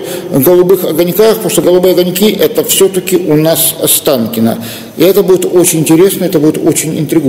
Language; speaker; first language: Russian; native; Russian